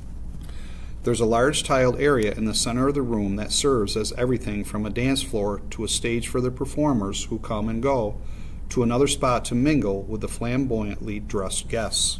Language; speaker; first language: English; native; English